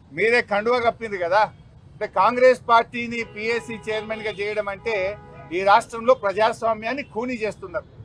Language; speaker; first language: Telugu; native; Telugu